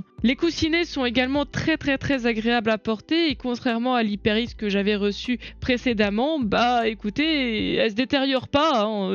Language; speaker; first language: French; native; French